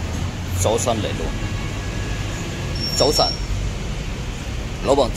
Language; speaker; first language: Chinese; non-native, learner; Nepali